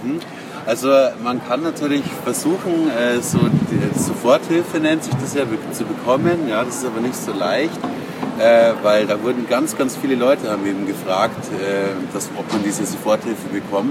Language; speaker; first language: German; native; German